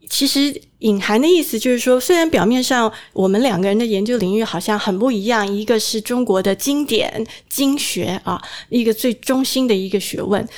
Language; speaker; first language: Chinese; native; Chinese